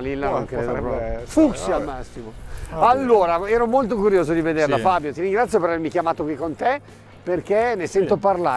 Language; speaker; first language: Italian; native; Italian